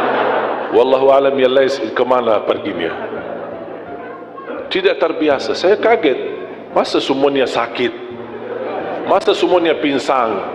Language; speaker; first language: Indonesian; non-native, fluent; Arabic